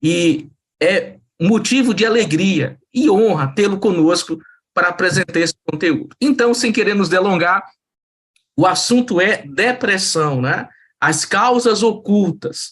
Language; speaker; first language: Portuguese; native; Portuguese